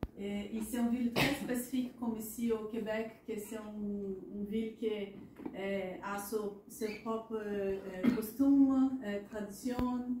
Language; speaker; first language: French; non-native, learner; Portuguese